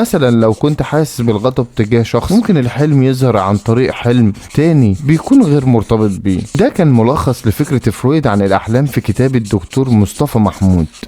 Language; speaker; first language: Arabic; native; Arabic